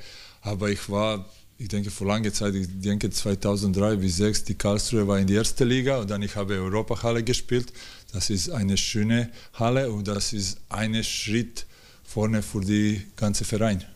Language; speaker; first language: German; non-native, learner; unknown